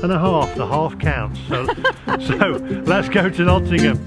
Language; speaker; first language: English; native; English